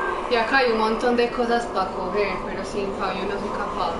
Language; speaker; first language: Spanish; native; Spanish